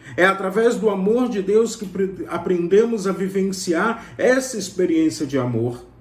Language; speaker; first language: Portuguese; native; Portuguese